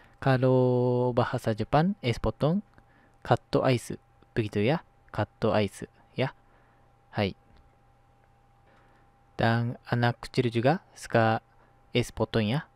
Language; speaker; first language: Indonesian; non-native, learner; Japanese